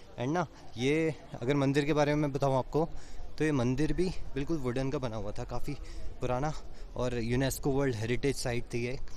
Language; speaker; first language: Hindi; native; Hindi